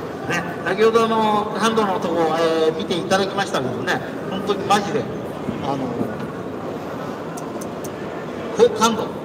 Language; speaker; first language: Japanese; native; Japanese